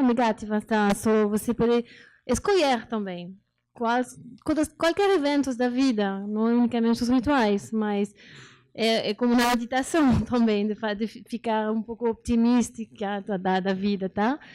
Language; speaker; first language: Portuguese; non-native, learner; French